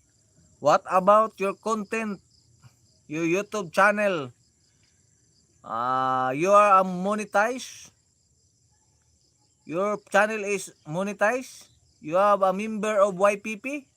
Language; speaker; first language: English; non-native, learner; Cebuano